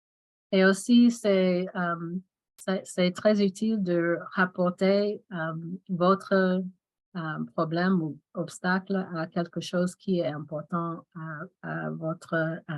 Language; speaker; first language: French; non-native, fluent; English